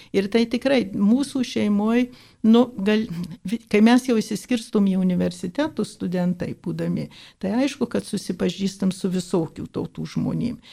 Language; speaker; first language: Lithuanian; early bilingual, heritage; Lithuanian